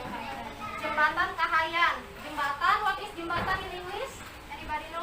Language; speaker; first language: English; non-native, fluent; Indonesian